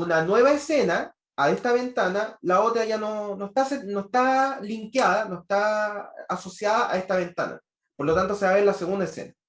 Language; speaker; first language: Spanish; native; Spanish